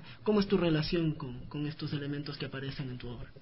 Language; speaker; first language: Spanish; native; Spanish